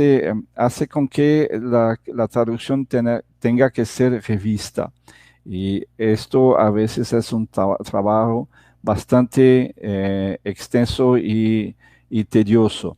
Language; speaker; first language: Spanish; non-native, fluent; Portuguese